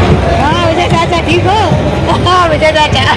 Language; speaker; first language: Hindi; native; Hindi